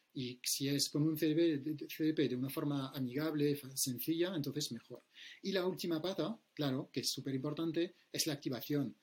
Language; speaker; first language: Spanish; non-native, fluent; French